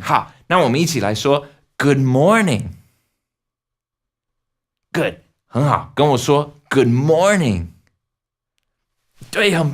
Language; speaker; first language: Chinese; non-native, fluent; English